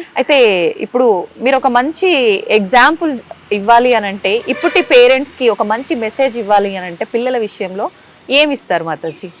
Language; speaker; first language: Telugu; native; Telugu